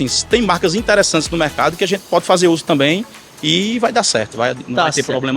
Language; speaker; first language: Portuguese; native; Portuguese